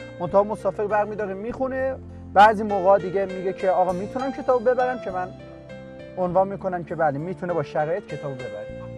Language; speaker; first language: Persian; non-native, local second language; Azerbaijani